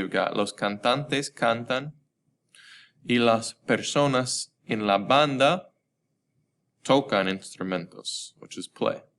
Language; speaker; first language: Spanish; non-native, fluent; English